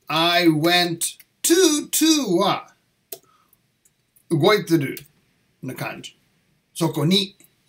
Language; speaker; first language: Japanese; non-native, learner; English